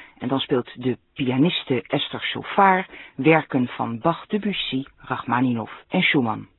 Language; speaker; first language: Dutch; native; Dutch